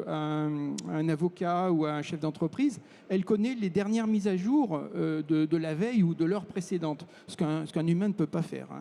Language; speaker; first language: French; native; French